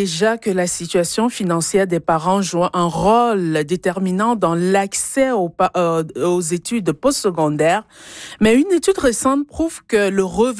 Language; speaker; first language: French; non-native, local second language; Ghomala